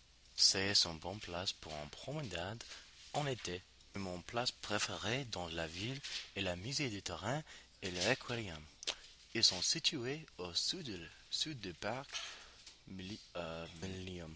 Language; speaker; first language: French; non-native, learner; English